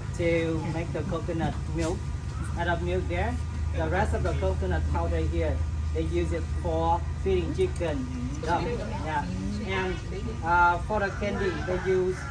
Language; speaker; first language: English; non-native, fluent; Vietnamese